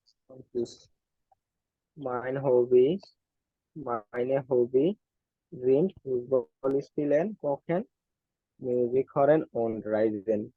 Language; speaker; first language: German; non-native, learner; Bangla